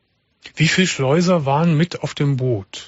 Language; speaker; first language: German; native; German